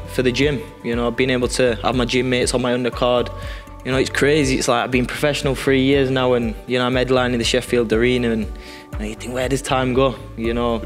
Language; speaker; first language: English; native; English